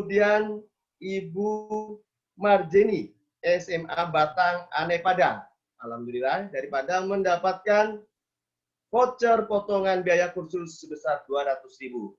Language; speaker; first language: Indonesian; native; Indonesian